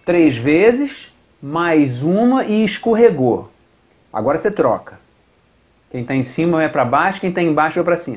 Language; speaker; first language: Portuguese; native; Portuguese